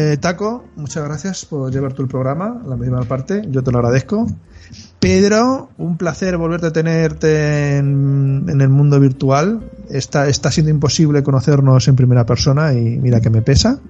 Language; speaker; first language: Spanish; native; Spanish